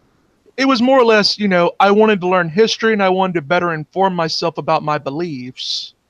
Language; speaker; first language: English; native; English